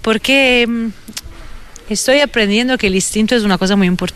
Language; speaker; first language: Spanish; non-native, fluent; Italian